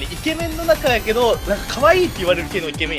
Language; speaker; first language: Japanese; native; Japanese